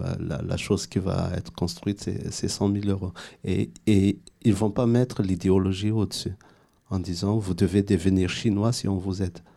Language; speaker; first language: French; non-native, local second language; Malagasy